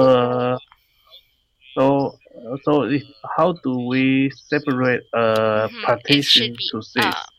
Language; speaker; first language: English; non-native, learner; Chinese